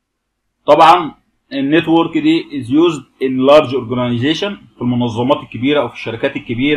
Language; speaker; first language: Arabic; native; Arabic